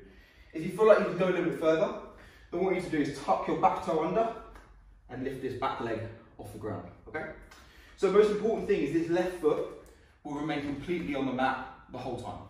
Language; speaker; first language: English; native; English